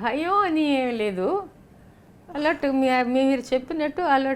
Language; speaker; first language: Telugu; non-native, local second language; Tamil